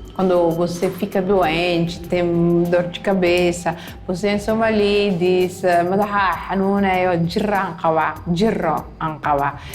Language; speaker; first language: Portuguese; non-native, fluent; Italian